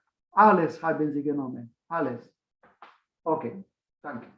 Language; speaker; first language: German; non-native, learner; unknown